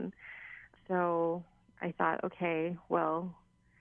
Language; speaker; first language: English; native; English